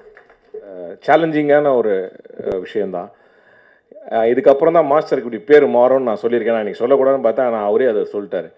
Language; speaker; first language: Tamil; native; Tamil